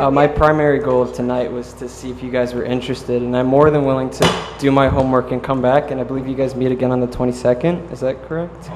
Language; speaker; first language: English; native; English